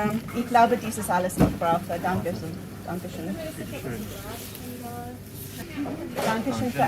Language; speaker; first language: German; non-native, learner; English